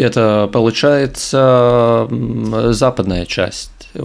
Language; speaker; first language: Ukrainian; non-native, learner; Russian